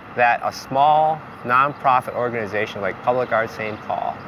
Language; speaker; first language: English; native; English